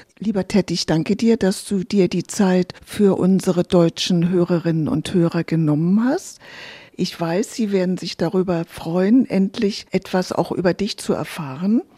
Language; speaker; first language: German; native; German